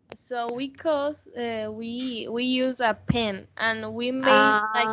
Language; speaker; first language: English; non-native, learner; Spanish